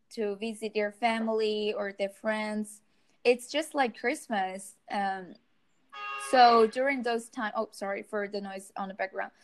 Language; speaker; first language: English; non-native, fluent; Chinese